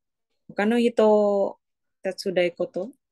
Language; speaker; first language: Japanese; non-native, learner; Indonesian